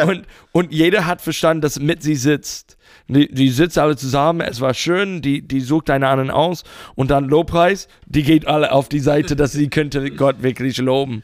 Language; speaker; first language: German; non-native, fluent; English